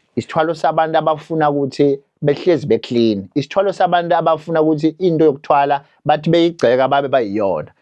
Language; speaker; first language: Zulu; non-native, local second language; Swati